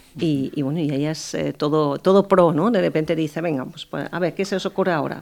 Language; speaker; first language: Spanish; non-native, fluent; German